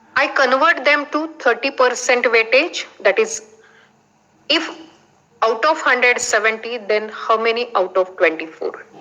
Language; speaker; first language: English; non-native, local second language; Marathi